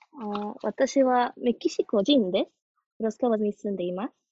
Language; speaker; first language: Japanese; non-native, learner; Spanish